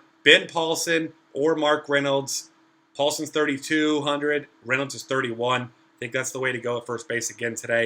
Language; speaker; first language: English; native; English